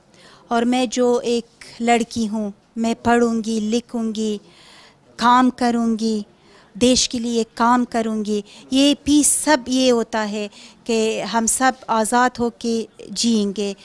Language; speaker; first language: Hindi; non-native, fluent; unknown